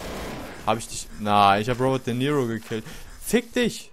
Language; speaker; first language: German; native; German